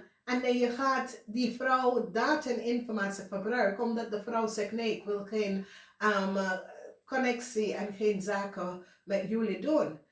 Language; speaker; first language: Dutch; non-native, fluent; English